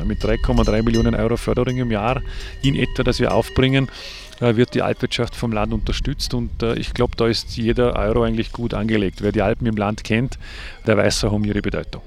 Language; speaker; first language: German; native; German